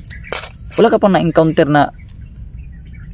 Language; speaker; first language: Filipino; non-native, local second language; Cebuano